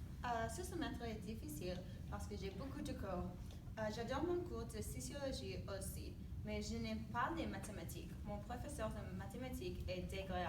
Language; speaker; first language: French; non-native, learner; English